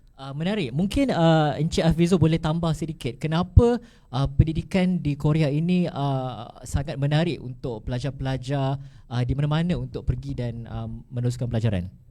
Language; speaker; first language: Malay; native; Malay